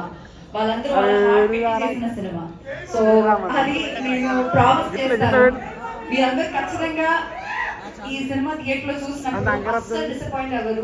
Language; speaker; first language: Telugu; non-native, fluent; Malayalam